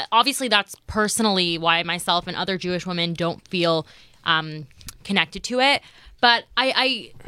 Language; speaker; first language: English; native; English